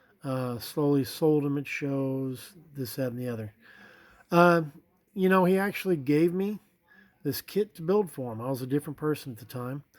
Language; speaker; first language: English; native; English